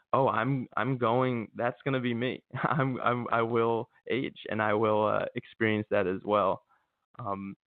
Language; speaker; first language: English; native; English